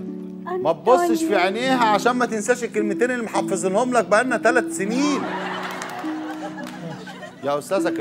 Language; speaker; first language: Arabic; native; Arabic